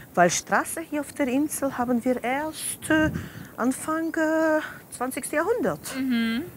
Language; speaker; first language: German; non-native, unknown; Portuguese